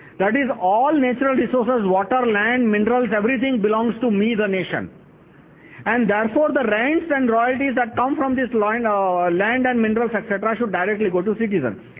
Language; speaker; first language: English; non-native, local second language; Gujarati